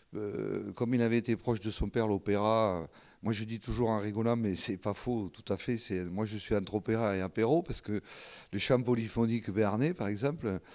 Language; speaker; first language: French; non-native, local second language; Occitan